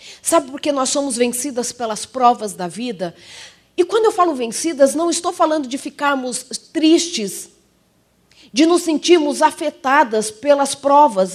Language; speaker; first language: Portuguese; native; Portuguese